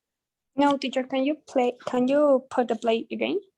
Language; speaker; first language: English; non-native, learner; Spanish